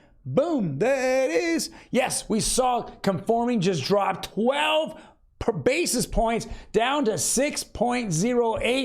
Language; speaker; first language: English; native; English